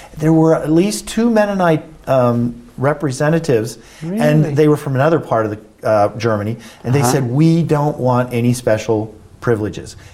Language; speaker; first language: English; native; English